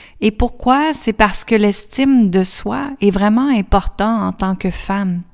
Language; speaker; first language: French; native; French